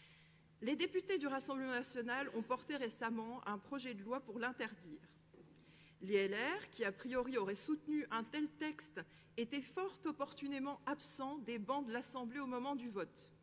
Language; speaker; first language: French; native; French